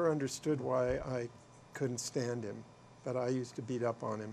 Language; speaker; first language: English; native; English